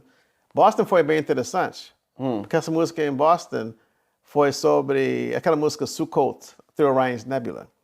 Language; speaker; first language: Portuguese; non-native, fluent; English